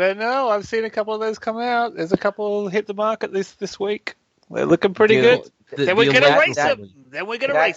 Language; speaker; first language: English; native; English